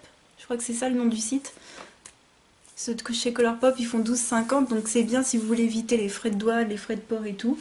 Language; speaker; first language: French; native; French